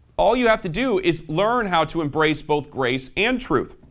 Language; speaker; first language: English; native; English